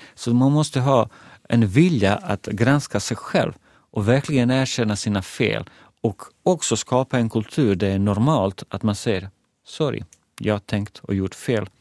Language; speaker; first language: Swedish; non-native, fluent; Bosnian